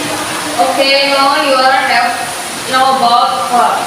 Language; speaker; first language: English; non-native, learner; Indonesian